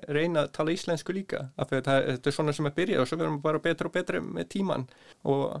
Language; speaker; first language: Icelandic; non-native, fluent; Danish